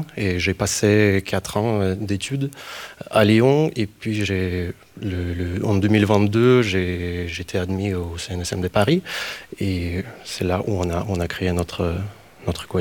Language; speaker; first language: French; non-native, fluent; Ukrainian